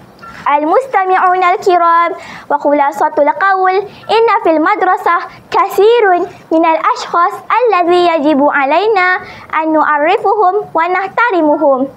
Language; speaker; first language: Arabic; non-native, learner; Malay